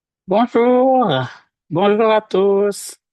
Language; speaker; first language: French; non-native, fluent; Indonesian